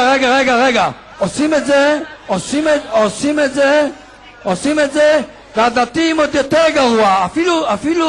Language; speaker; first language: Hebrew; non-native, fluent; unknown